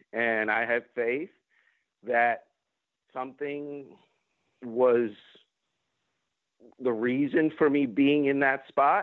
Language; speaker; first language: English; non-native, fluent; Spanish